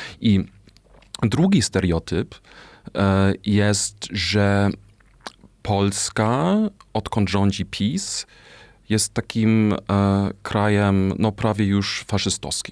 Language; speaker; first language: Polish; non-native, fluent; German